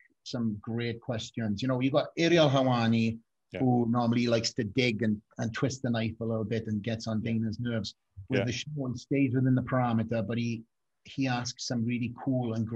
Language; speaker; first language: English; native; English